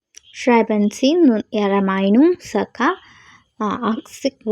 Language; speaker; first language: German; non-native, learner; Malayalam